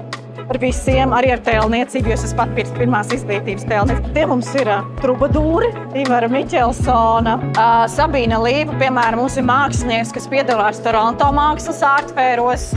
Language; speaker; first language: Latvian; native; Latvian